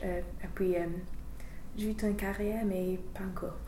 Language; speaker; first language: French; non-native, fluent; English